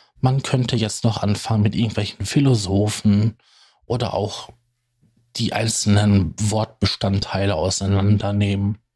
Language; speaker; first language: German; native; German